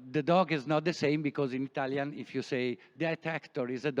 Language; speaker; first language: English; non-native, learner; Italian